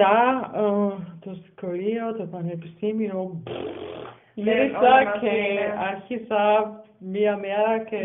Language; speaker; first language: Greek; non-native, learner; German